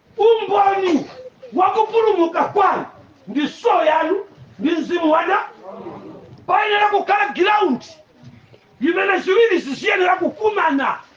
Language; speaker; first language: Nyanja; native; Nyanja